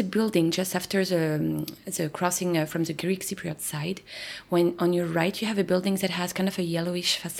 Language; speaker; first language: English; non-native, fluent; French